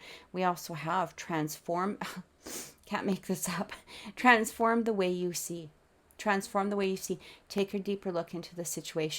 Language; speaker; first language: English; native; English